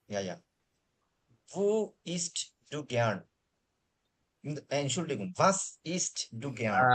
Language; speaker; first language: German; non-native, fluent; Bangla